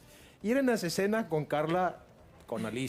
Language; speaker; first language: Spanish; native; Spanish